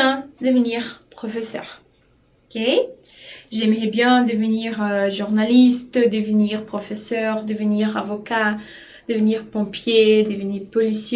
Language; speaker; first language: French; non-native, fluent; Portuguese